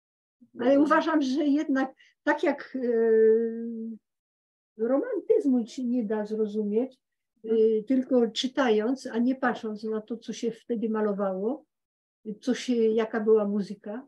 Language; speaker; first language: Polish; early bilingual, heritage; Polish